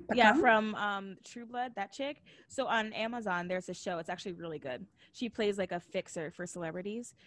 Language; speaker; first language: English; native; English